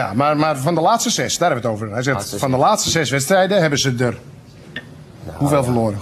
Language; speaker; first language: Dutch; native; Dutch